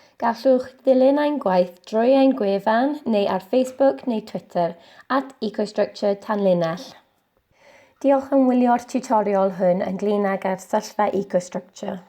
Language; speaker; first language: Welsh; non-native, local second language; English